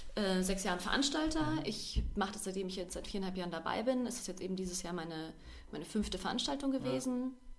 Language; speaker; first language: German; native; German